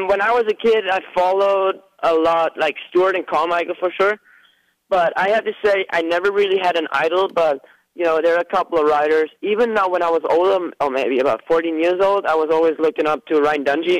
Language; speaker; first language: English; non-native, fluent; German